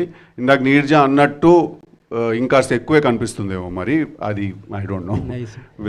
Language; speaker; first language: Telugu; native; Telugu